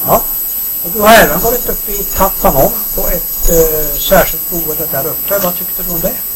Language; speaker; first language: Swedish; native; Swedish